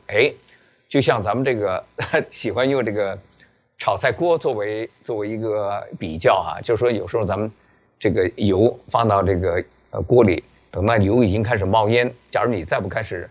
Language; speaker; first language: Chinese; native; Chinese